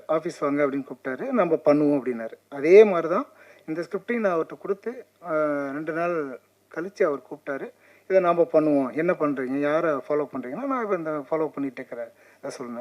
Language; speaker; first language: Tamil; native; Tamil